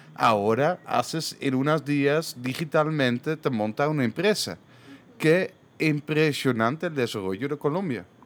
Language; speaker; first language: Spanish; non-native, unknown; Dutch